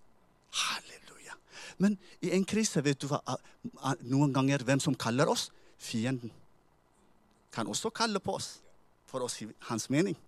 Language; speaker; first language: Norwegian; non-native, fluent; Tigrinya